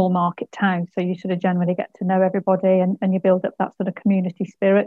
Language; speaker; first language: English; native; English